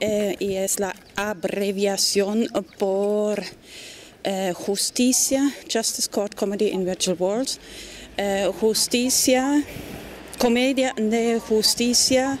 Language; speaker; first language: Spanish; non-native, fluent; German